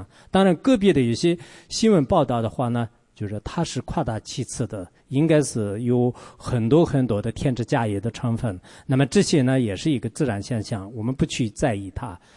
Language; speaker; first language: Chinese; non-native, local second language; Tibetan